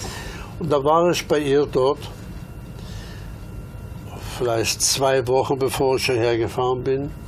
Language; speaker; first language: German; early bilingual, other home language; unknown